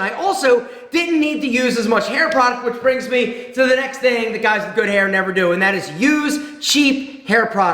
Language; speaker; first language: English; native; English